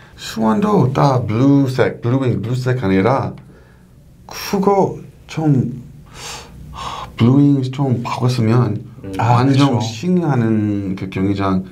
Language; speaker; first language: Korean; non-native, learner; English